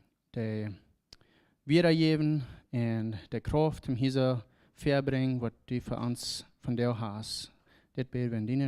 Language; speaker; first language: German; non-native, learner; Plautdietsch